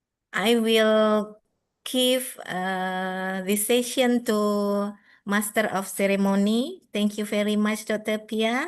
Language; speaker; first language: English; non-native, fluent; Indonesian